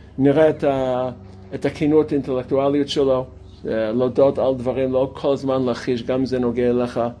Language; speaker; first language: Hebrew; non-native, fluent; English